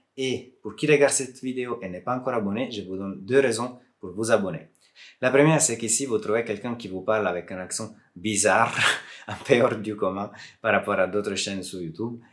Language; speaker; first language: French; non-native, fluent; Italian